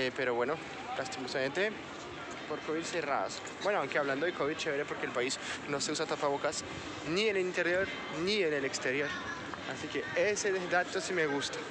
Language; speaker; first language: Spanish; non-native, fluent; French